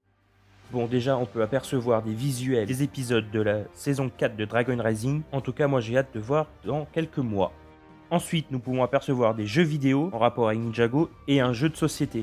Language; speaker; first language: French; native; French